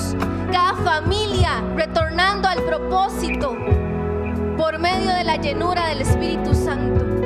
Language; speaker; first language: Spanish; native; Spanish